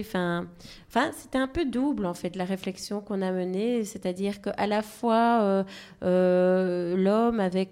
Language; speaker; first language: French; native; French